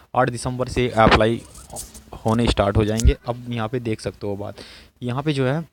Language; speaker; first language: Hindi; native; Hindi